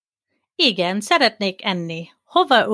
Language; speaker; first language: Hungarian; non-native, learner; English